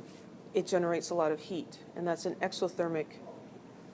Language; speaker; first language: English; native; English